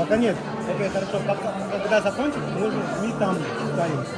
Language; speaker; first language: Russian; non-native, learner; Portuguese